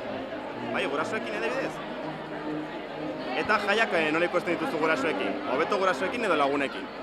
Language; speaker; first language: Basque; native; Basque